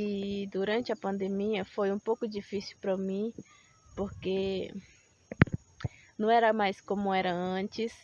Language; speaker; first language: Portuguese; non-native, local second language; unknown